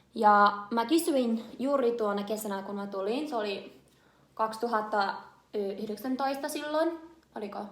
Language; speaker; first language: Finnish; non-native, learner; English